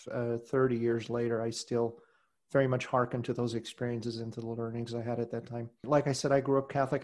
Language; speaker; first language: English; non-native, fluent; Portuguese